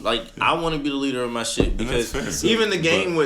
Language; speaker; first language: English; native; English